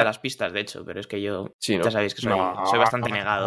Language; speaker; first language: Spanish; native; Spanish